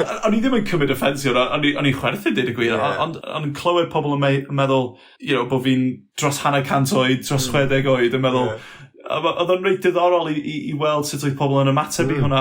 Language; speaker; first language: Welsh; non-native, local second language; English